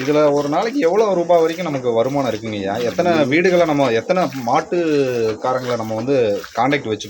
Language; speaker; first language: Tamil; native; Tamil